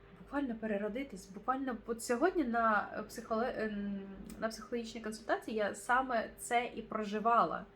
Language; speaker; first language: Ukrainian; non-native, local second language; Russian